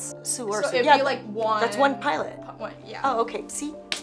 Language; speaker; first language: English; native; English